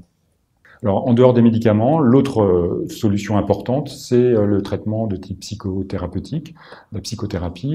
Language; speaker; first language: French; native; French